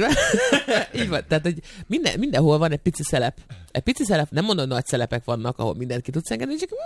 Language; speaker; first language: Hungarian; native; Hungarian